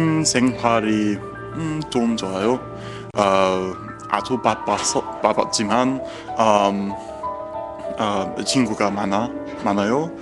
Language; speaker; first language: Korean; non-native, learner; English